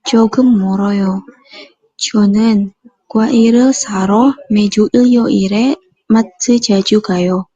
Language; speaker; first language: Korean; non-native, learner; Indonesian